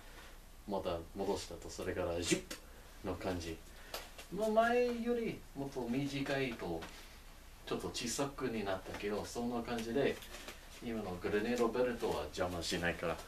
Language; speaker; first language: Japanese; non-native, learner; English